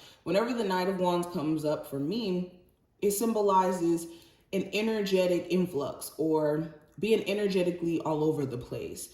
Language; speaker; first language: English; native; English